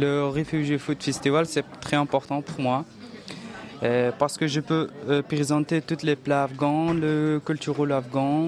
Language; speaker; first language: French; non-native, learner; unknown